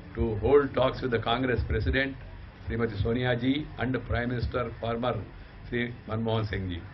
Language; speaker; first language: English; non-native, local second language; Telugu